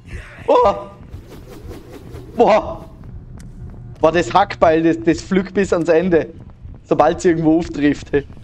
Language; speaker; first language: German; native; German